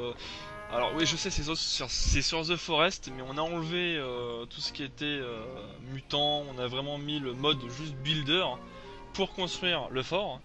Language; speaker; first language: French; native; French